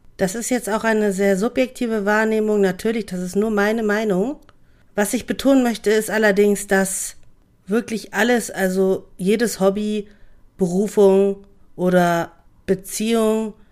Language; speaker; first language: German; native; German